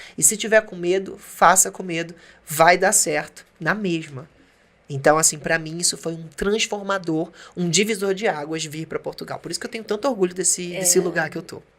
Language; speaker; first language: Portuguese; native; Portuguese